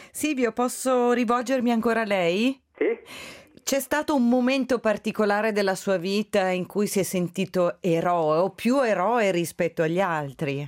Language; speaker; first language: Italian; native; Italian